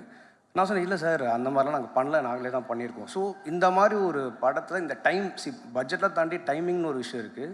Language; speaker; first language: Tamil; native; Tamil